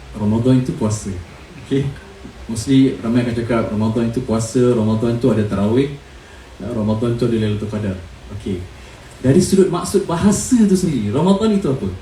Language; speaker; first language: Malay; native; Malay